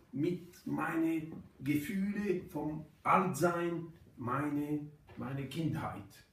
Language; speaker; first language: German; non-native, fluent; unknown